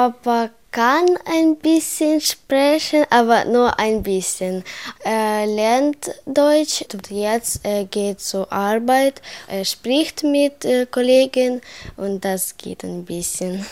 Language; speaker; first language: German; non-native, learner; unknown